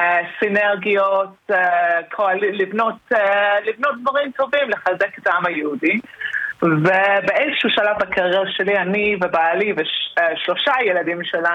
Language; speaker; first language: Hebrew; non-native, fluent; English